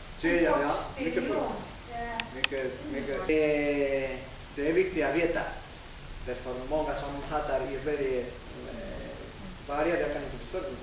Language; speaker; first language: Swedish; non-native, learner; Spanish